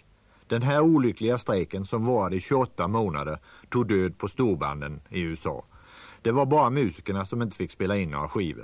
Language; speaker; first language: Swedish; native; Swedish